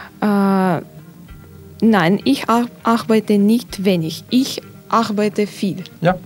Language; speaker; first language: German; non-native, learner; Russian